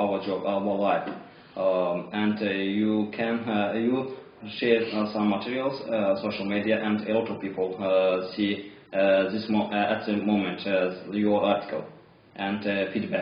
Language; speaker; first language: English; non-native, learner; Azerbaijani